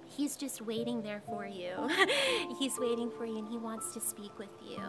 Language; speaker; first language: English; native; English